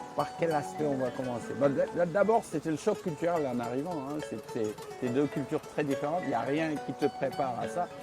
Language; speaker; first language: French; non-native, local second language; Wolof